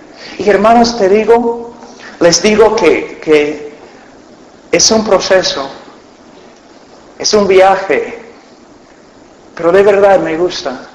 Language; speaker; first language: Spanish; non-native, fluent; English